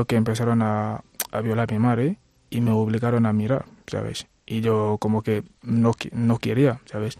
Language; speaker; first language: Spanish; non-native, fluent; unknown